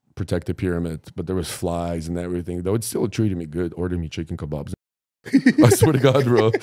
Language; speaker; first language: English; non-native, fluent; Ukrainian